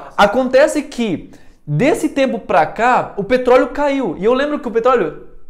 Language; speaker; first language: Portuguese; early bilingual, heritage; Portuguese